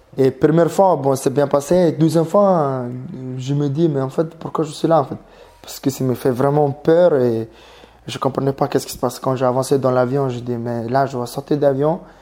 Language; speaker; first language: French; non-native, learner; Mongolian